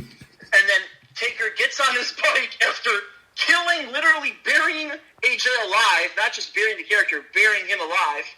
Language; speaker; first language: English; native; English